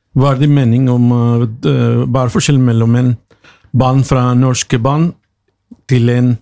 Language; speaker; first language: Norwegian; non-native, learner; Spanish